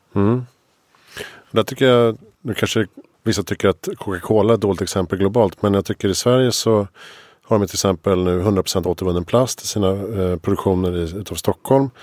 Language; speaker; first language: Swedish; native; Swedish